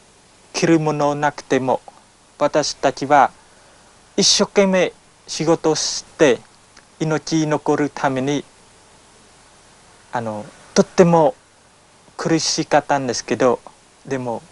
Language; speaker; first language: Japanese; non-native, learner; Khmer